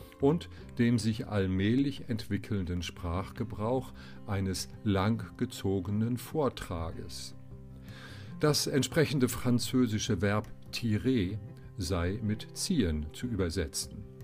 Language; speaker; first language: German; native; German